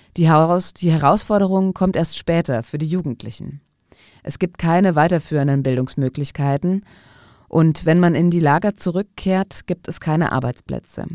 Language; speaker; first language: German; non-native, fluent; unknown